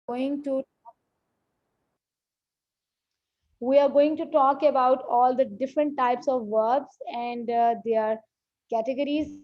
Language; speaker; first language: English; non-native, local second language; Urdu